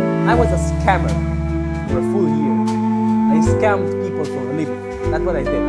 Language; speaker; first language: English; non-native, fluent; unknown